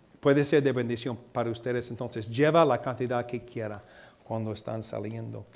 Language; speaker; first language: Spanish; non-native, fluent; English